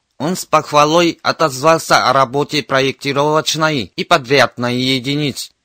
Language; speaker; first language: Russian; non-native, fluent; Korean